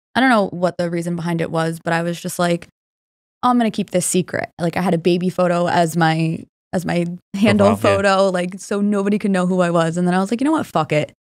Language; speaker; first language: English; native; English